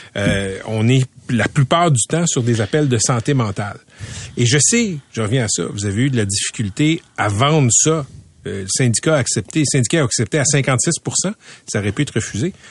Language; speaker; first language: French; native; French